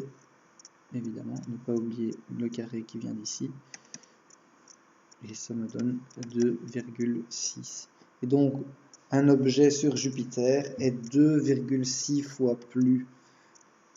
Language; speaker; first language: French; native; French